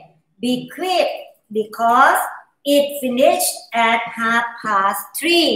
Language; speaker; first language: English; non-native, learner; Thai